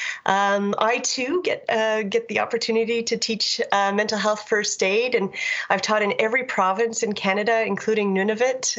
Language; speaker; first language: English; native; English